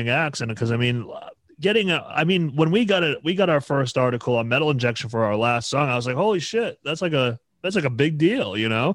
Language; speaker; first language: English; native; English